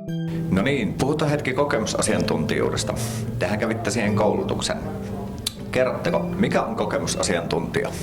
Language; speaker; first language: Finnish; native; Finnish